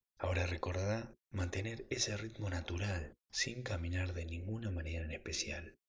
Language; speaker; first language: Spanish; native; Spanish